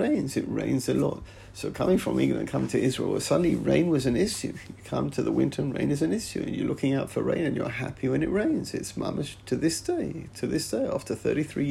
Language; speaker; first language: English; native; English